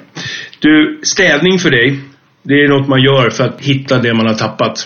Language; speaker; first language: Swedish; native; Swedish